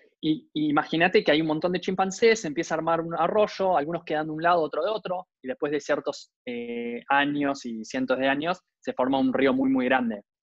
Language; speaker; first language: Spanish; native; Spanish